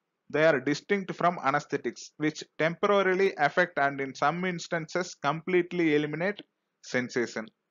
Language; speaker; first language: English; non-native, local second language; Tamil